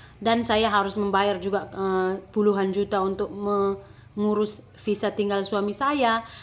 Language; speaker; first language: Indonesian; native; Indonesian